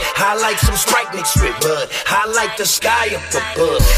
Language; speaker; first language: English; native; English